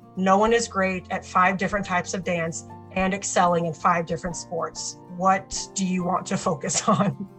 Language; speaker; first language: English; native; English